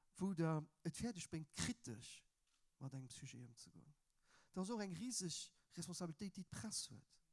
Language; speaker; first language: Luxembourgish; native; Luxembourgish